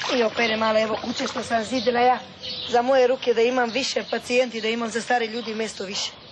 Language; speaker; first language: Serbian; non-native, local second language; Romanian